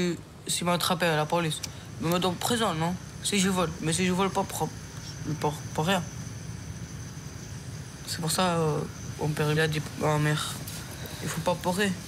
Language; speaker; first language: French; early bilingual, other home language; Romanian